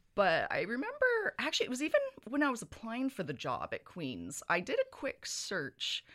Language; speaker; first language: English; native; English